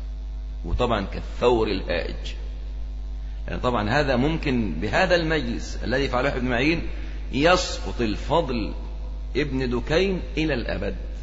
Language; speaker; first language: Arabic; native; Arabic